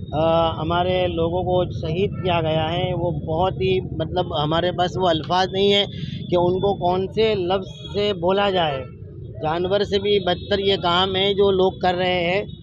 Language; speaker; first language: Hindi; non-native, local second language; Gujarati